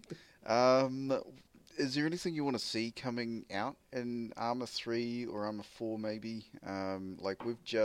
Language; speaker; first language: English; native; English